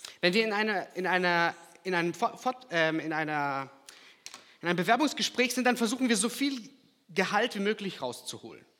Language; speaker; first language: German; early bilingual, other home language; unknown